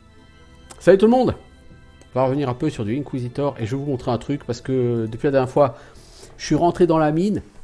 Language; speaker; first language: French; native; French